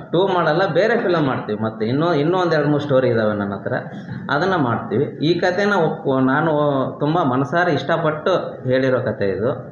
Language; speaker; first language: Kannada; native; Kannada